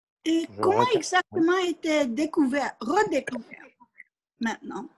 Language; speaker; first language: French; non-native, learner; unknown